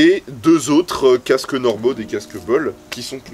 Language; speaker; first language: French; native; French